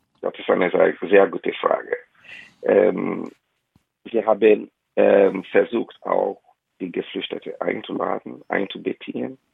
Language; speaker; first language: German; non-native, fluent; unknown